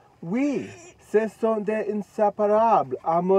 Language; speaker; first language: French; non-native, learner; English